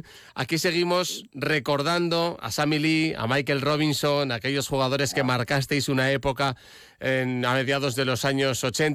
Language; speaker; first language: Spanish; native; Spanish